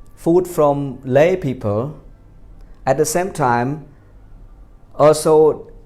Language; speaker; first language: English; non-native, fluent; Khmer